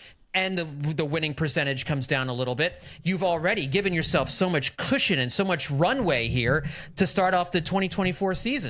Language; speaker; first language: English; native; English